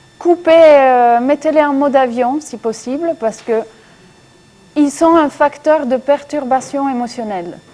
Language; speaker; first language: French; non-native, fluent; Italian